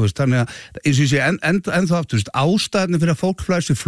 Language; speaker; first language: Icelandic; native; Icelandic